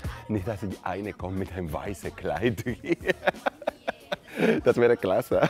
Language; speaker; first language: German; non-native, fluent; Spanish